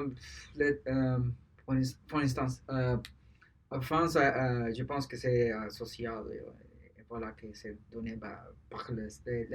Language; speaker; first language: French; non-native, learner; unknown